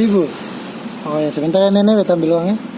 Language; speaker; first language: Malay; native; Malay